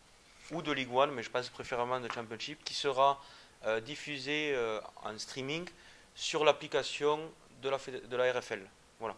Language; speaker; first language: French; native; French